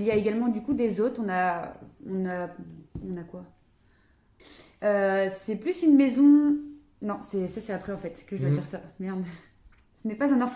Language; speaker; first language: French; native; French